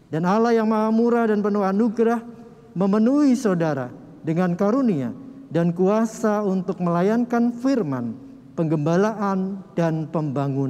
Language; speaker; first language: Indonesian; native; Indonesian